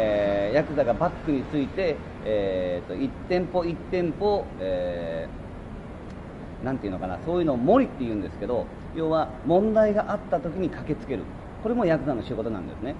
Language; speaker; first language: Japanese; native; Japanese